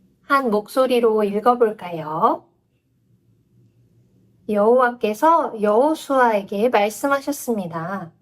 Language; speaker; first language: Korean; native; Korean